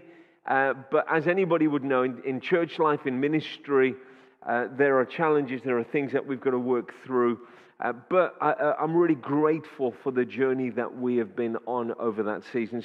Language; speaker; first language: English; native; English